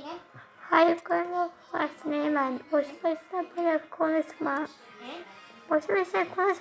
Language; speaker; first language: Turkish; early bilingual, heritage; Turkish